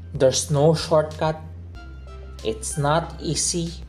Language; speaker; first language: English; non-native, local second language; Filipino